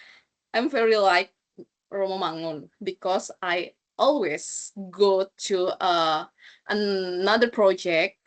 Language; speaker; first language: English; non-native, learner; Indonesian